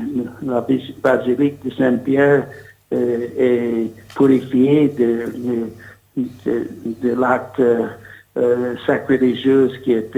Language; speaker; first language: French; non-native, learner; English